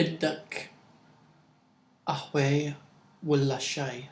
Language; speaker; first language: Arabic; non-native, learner; English